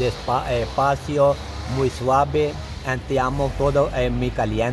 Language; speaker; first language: Spanish; non-native, learner; Urdu